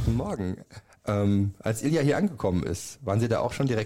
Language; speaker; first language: German; native; German